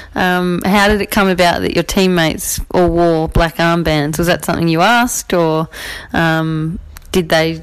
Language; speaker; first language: English; native; English